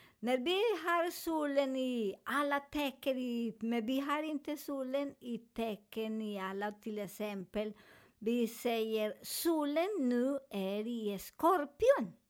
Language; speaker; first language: Swedish; non-native, learner; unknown